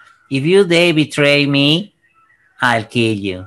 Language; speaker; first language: English; non-native, fluent; Spanish